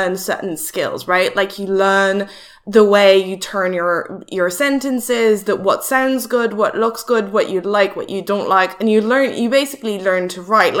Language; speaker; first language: English; non-native, fluent; French